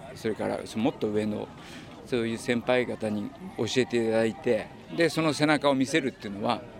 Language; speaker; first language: Japanese; native; Japanese